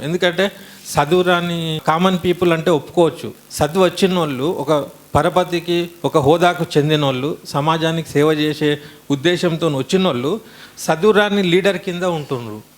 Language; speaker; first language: Telugu; native; Telugu